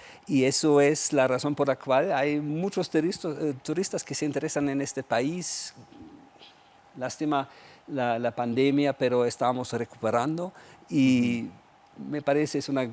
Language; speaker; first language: Spanish; non-native, fluent; German